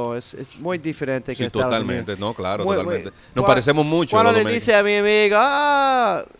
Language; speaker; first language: Spanish; non-native, learner; English